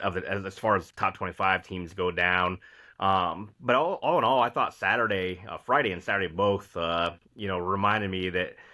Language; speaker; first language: English; native; English